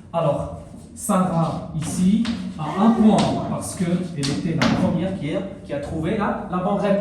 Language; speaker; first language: French; non-native, local second language; Arabic